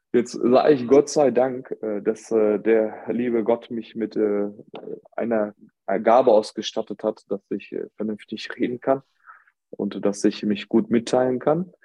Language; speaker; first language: German; early bilingual, other home language; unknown